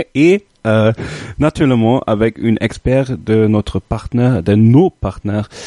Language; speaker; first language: French; non-native, learner; German